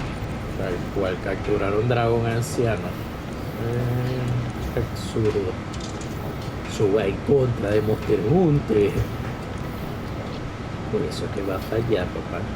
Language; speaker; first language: Spanish; native; Spanish